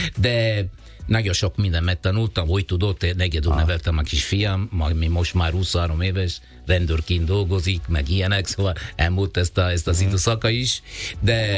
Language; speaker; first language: Hungarian; non-native, learner; Italian